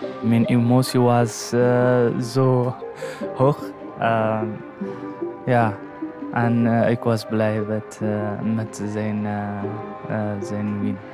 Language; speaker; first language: Dutch; non-native, learner; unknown